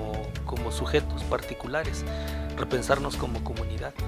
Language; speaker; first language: Spanish; native; Spanish